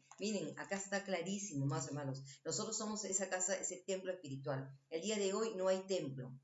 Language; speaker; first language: Spanish; native; Spanish